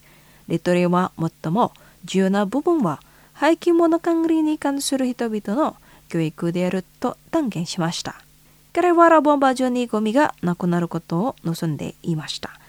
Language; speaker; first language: Japanese; non-native, fluent; Indonesian